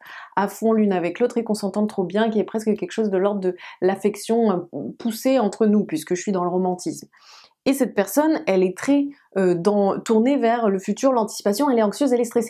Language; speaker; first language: French; native; French